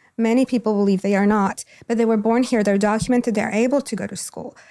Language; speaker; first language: English; non-native, fluent; Spanish